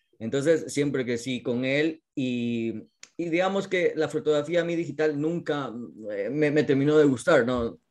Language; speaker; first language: Spanish; native; Spanish